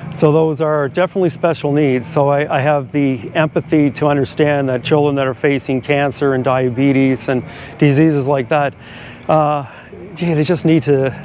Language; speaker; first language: English; native; English